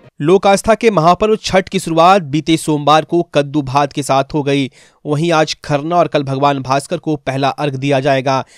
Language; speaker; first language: Hindi; native; Hindi